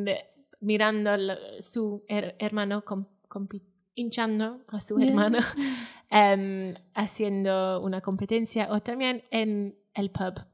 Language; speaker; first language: Spanish; non-native, fluent; Welsh